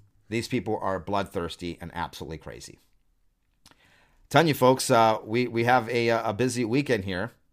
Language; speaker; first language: English; native; English